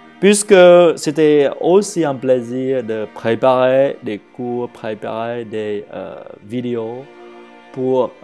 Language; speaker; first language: French; non-native, fluent; Vietnamese